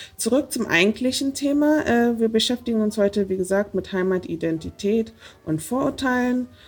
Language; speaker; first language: German; early bilingual, other home language; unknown